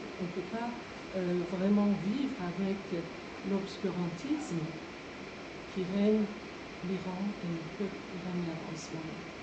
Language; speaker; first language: French; non-native, fluent; Persian